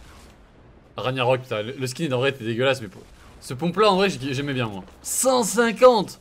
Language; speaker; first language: French; native; French